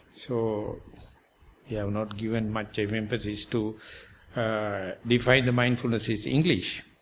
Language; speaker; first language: English; non-native, local second language; Sinhala